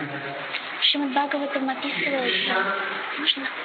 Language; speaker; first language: Russian; native; Russian